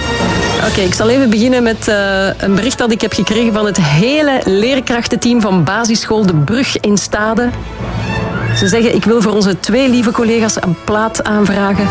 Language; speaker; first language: Dutch; native; Dutch